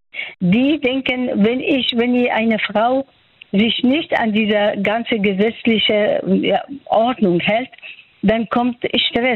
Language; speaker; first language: German; non-native, fluent; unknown